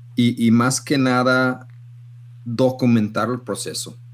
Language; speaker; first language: Spanish; non-native, fluent; English